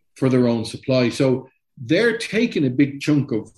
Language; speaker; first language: English; native; English